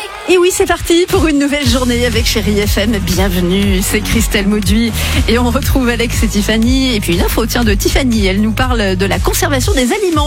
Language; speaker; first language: French; native; French